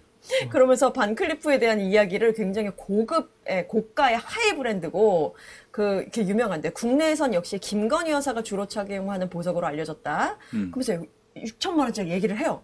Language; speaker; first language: Korean; native; Korean